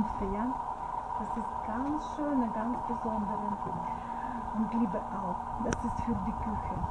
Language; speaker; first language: German; non-native, learner; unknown